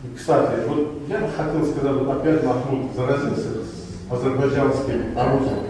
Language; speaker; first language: Russian; non-native, local second language; Tajik